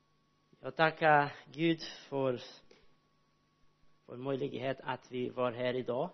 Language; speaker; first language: Swedish; non-native, learner; Portuguese